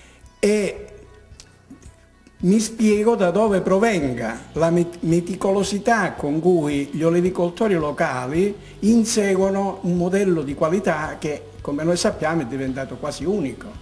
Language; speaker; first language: Italian; native; Italian